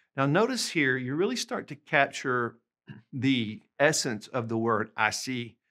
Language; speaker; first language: English; native; English